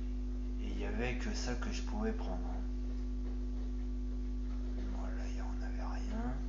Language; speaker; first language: French; native; French